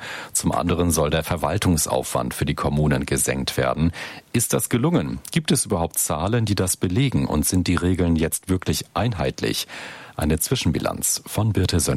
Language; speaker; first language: German; native; German